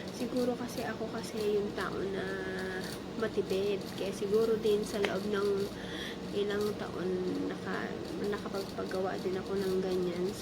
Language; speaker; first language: Filipino; non-native, local second language; Bikol